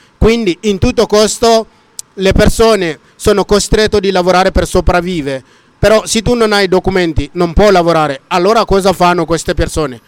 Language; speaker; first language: Italian; non-native, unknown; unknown